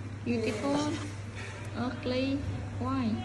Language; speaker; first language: English; non-native, fluent; Vietnamese